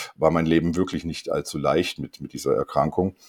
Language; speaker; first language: German; non-native, fluent; Korean